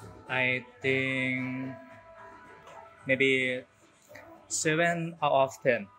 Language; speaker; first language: English; non-native, learner; Thai